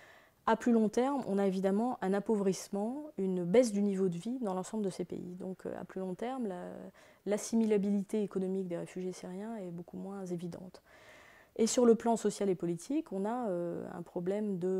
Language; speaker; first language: French; native; French